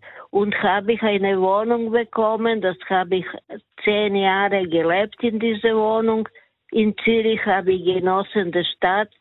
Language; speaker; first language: German; non-native, learner; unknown